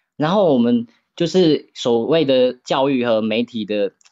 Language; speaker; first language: Chinese; native; Chinese